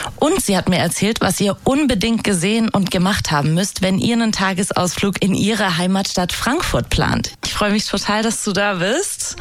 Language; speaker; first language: German; native; German